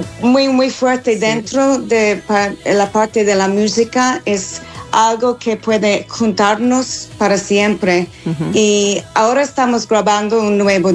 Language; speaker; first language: Spanish; non-native, fluent; English